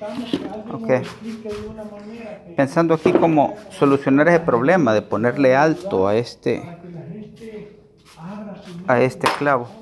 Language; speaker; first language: Spanish; native; Spanish